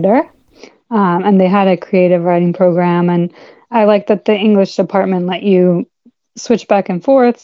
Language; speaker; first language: English; native; English